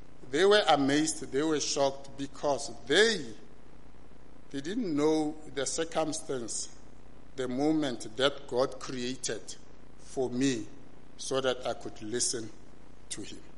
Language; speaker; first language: English; non-native, local second language; Tswana